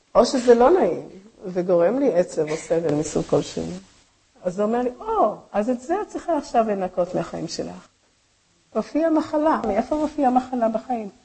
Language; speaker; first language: Hebrew; native; Hebrew